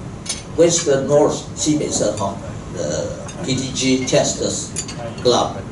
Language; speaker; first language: English; non-native, local second language; Chinese